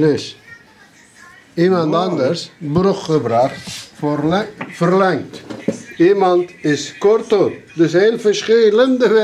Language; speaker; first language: Dutch; non-native, learner; Turkish